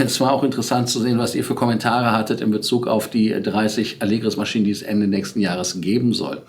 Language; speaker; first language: German; native; German